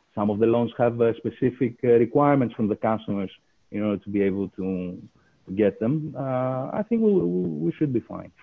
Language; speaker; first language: English; non-native, fluent; Greek